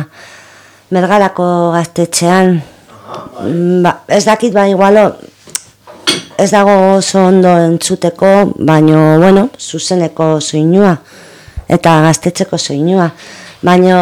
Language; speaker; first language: Basque; non-native, local second language; Spanish